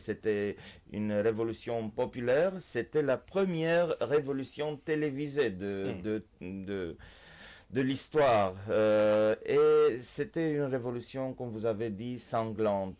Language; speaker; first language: French; non-native, fluent; Romanian